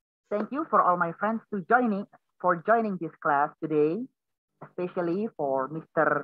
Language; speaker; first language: English; non-native, learner; Indonesian